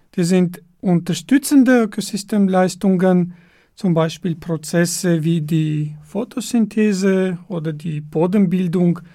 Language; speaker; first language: German; non-native, fluent; Armenian